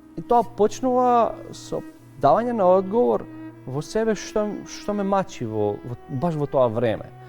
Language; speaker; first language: Macedonian; non-native, local second language; Albanian